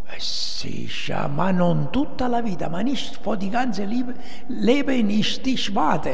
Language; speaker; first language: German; non-native, learner; Italian